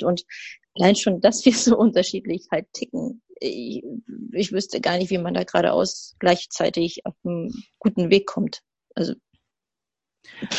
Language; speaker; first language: German; native; German